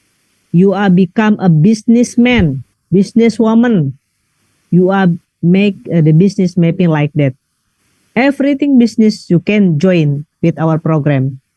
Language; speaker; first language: English; non-native, learner; Indonesian